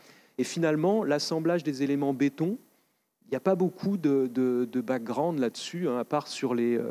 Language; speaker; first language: French; native; French